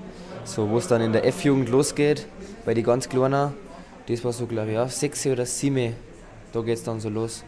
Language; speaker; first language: German; native; German